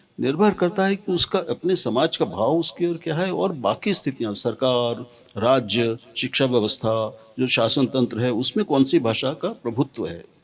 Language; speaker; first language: Hindi; native; Hindi